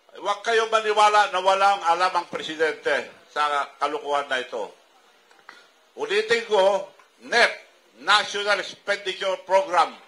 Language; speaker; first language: Filipino; non-native, local second language; Iloko